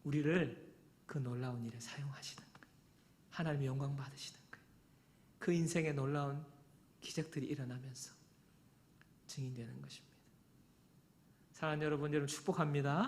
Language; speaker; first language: Korean; native; Korean